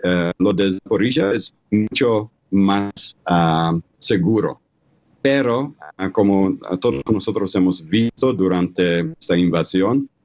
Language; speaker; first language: Spanish; non-native, fluent; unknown